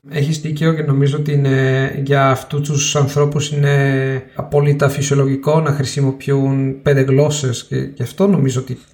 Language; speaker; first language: Greek; non-native, fluent; Italian